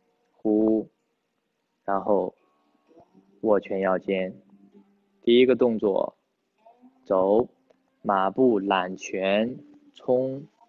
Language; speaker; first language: Chinese; native; Chinese